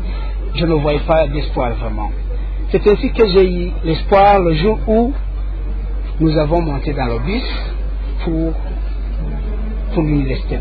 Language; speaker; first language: French; non-native, local second language; Rundi